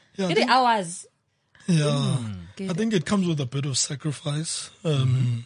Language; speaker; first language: English; non-native, local second language; Zulu